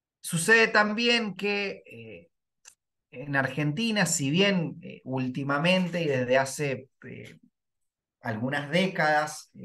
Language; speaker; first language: Spanish; native; Spanish